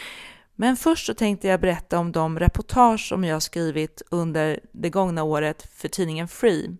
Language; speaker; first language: Swedish; native; Swedish